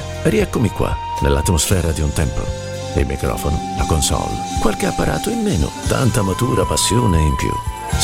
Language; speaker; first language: Italian; native; Italian